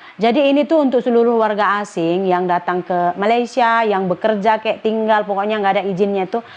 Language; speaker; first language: Indonesian; native; Indonesian